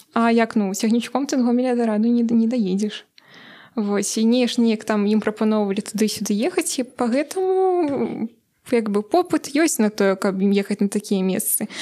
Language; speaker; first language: Belarusian; native; Belarusian